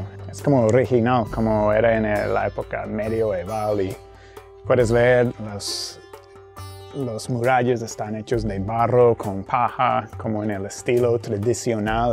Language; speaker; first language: Spanish; non-native, fluent; English